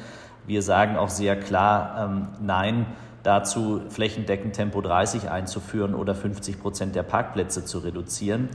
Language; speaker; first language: German; native; German